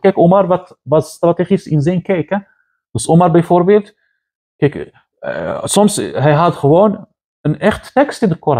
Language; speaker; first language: Dutch; non-native, fluent; Arabic